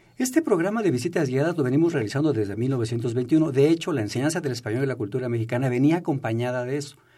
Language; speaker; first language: Spanish; native; Spanish